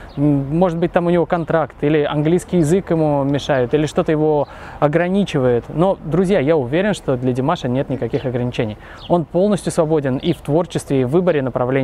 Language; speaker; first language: Russian; native; Russian